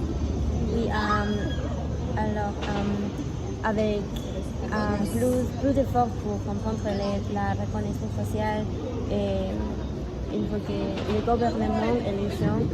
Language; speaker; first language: French; non-native, learner; Spanish